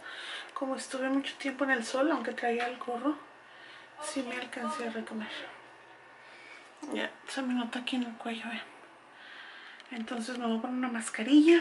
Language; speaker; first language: Spanish; native; Spanish